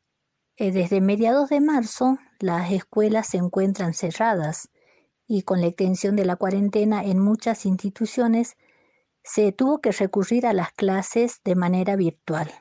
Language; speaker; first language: Spanish; native; Spanish